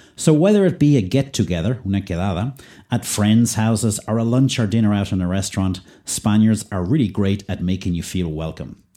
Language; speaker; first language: English; native; English